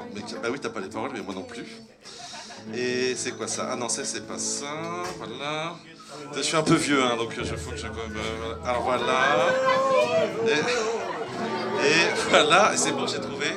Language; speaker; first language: French; native; French